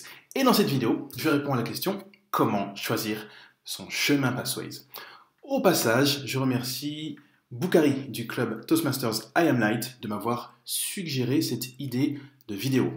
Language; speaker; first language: French; native; French